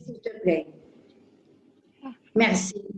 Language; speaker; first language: French; non-native, fluent; Bulgarian